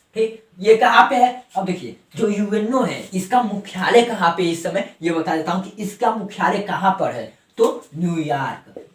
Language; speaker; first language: Hindi; native; Hindi